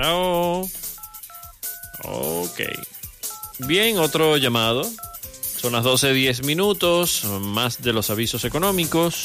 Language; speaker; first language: Spanish; native; Spanish